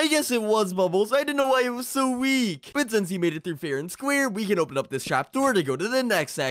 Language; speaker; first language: English; native; English